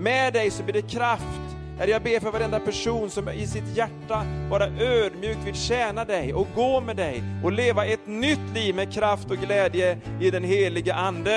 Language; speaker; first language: Swedish; native; Swedish